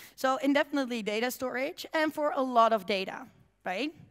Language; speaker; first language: English; non-native, fluent; Dutch